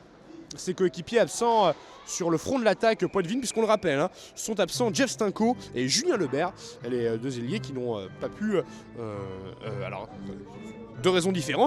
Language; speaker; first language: French; native; French